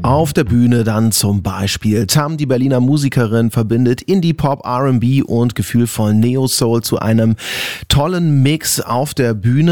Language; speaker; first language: German; native; German